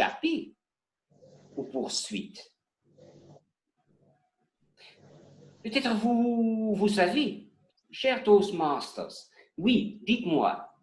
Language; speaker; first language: French; non-native, learner; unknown